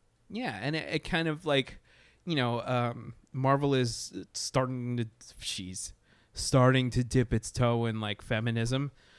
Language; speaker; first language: English; early bilingual, other home language; Spanish